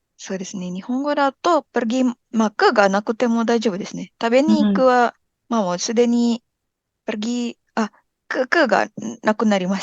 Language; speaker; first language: Japanese; non-native, fluent; Indonesian